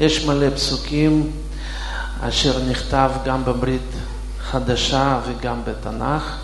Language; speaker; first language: Hebrew; non-native, fluent; Russian